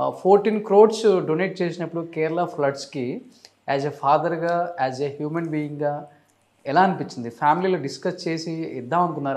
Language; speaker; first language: Telugu; native; Telugu